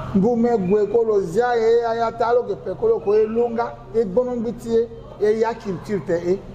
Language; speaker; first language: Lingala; non-native, local second language; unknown